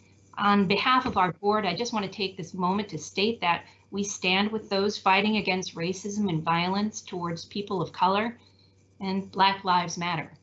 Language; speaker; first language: English; native; English